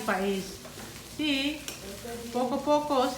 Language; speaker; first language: Spanish; non-native, learner; Filipino